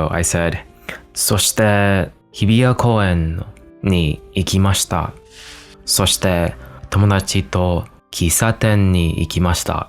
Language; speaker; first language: Japanese; non-native, learner; English